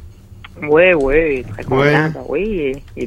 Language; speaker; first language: French; native; French